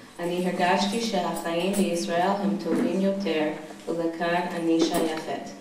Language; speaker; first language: Hebrew; non-native, fluent; English